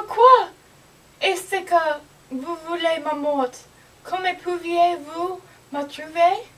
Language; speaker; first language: French; non-native, learner; English